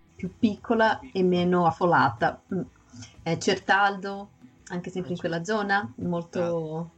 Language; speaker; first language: Italian; non-native, fluent; Portuguese